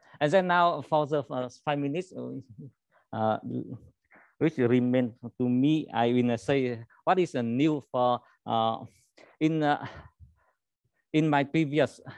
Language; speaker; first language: English; non-native, learner; Vietnamese